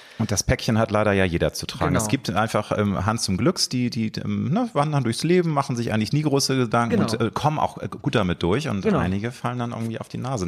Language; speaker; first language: German; native; German